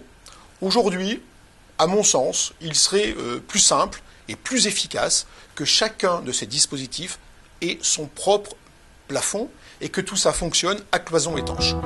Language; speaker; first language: French; native; French